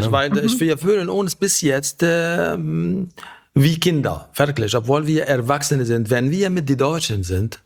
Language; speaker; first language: German; non-native, fluent; Arabic